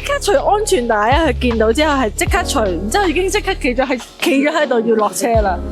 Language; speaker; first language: Cantonese; native; Cantonese